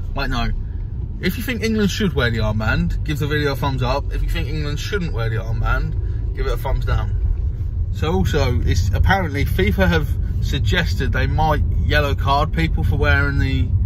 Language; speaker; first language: English; native; English